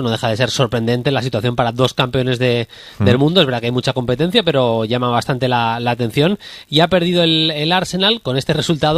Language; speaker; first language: Spanish; native; Spanish